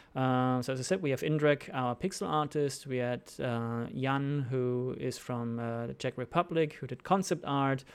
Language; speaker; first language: English; non-native, fluent; German